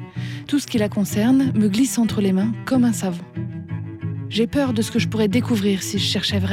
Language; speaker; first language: French; native; French